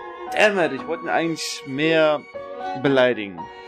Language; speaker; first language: German; native; German